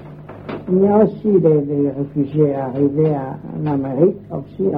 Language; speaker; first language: French; non-native, learner; Vietnamese